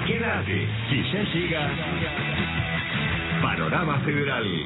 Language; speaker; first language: Spanish; native; Spanish